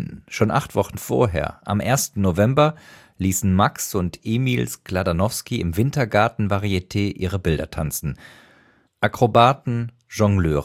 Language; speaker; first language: German; native; German